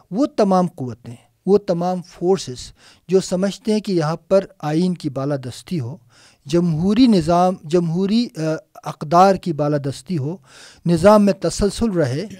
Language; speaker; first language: Urdu; non-native, local second language; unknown